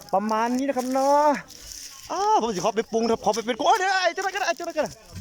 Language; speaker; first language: Thai; native; Thai